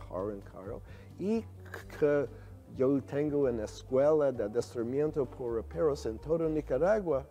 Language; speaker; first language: Spanish; non-native, learner; English